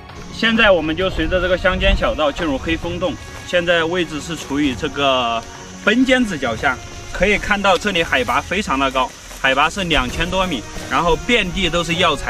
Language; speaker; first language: Chinese; native; Chinese